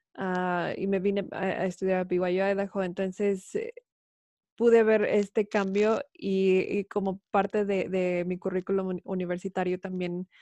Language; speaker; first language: Spanish; native; Spanish